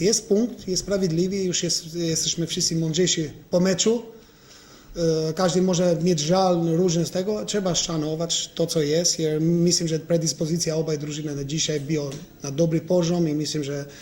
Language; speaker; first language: Polish; non-native, fluent; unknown